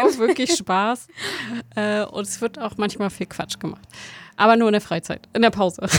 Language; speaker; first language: German; native; German